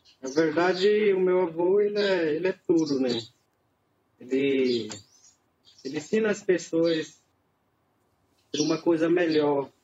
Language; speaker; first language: Portuguese; non-native, local second language; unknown